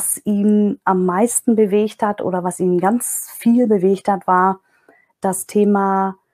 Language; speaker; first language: German; non-native, fluent; Kurdish